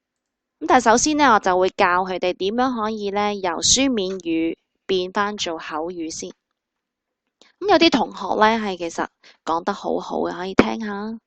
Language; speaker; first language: Cantonese; native; Cantonese